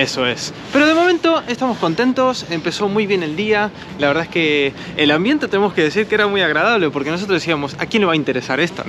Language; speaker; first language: Spanish; native; Spanish